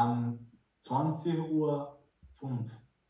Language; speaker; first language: German; non-native, learner; Croatian